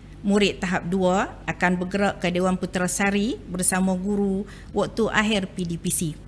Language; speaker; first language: Malay; native; Malay